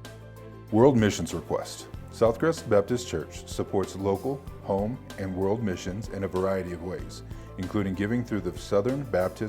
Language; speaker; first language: English; native; English